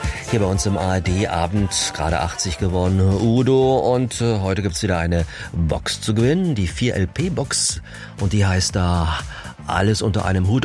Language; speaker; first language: German; native; German